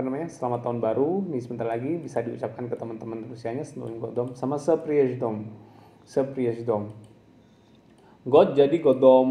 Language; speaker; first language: Indonesian; non-native, local second language; Javanese